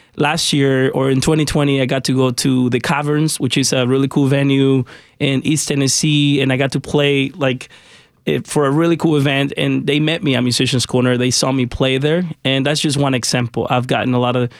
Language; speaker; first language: English; early bilingual, other home language; Spanish